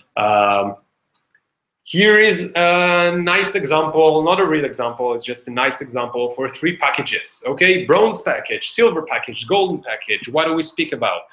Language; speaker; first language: English; non-native, fluent; Hebrew